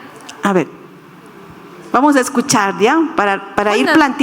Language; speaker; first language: Spanish; native; Spanish